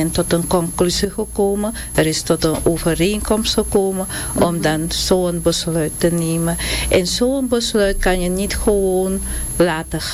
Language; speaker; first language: Dutch; non-native, local second language; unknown